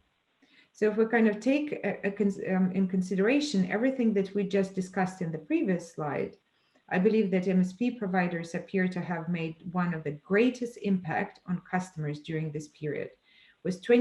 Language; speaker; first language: English; non-native, fluent; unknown